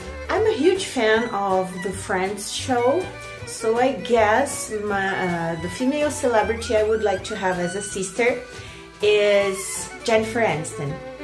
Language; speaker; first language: English; non-native, fluent; Portuguese